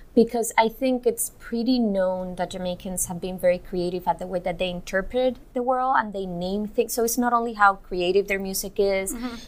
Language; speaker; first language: English; non-native, fluent; Spanish